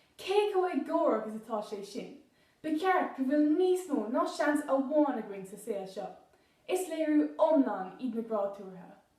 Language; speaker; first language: Irish; non-native, local second language; English